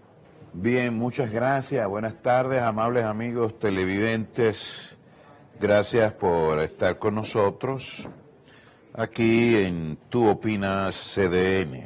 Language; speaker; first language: Spanish; native; Spanish